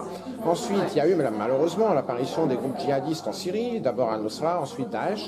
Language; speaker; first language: French; native; French